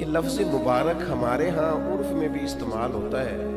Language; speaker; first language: Urdu; native; Urdu